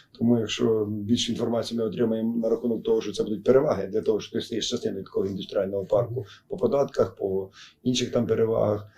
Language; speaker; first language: Ukrainian; native; Ukrainian